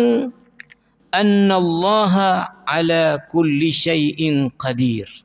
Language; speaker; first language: Arabic; non-native, fluent; Indonesian